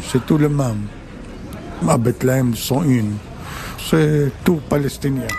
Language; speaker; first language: French; non-native, fluent; Arabic